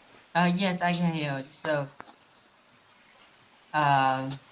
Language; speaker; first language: English; non-native, learner; Chinese